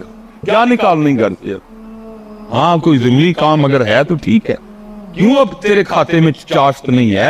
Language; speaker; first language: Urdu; non-native, local second language; Punjabi